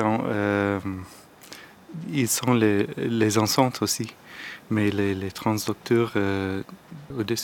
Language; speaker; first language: French; non-native, learner; Arabic